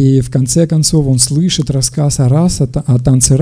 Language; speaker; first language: Russian; native; Russian